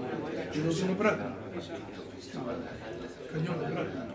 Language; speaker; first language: Russian; non-native, learner; Serbian